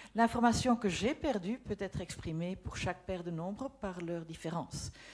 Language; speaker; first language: French; non-native, local second language; Dutch